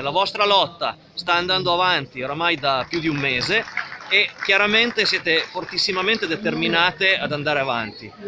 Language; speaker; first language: Italian; native; Italian